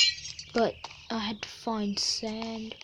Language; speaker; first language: English; native; English